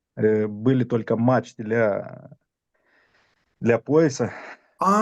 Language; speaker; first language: Russian; non-native, fluent; Romanian